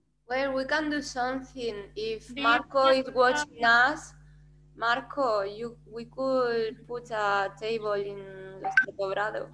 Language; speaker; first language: English; non-native, fluent; Spanish